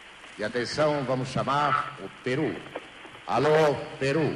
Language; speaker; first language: Portuguese; native; Portuguese